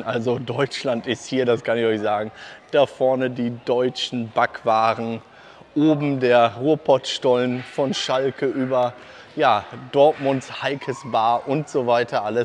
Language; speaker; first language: German; native; German